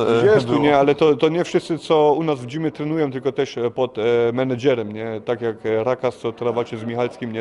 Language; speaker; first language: Polish; early bilingual, heritage; Polish